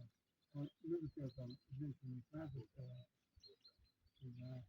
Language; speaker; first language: Russian; native; Russian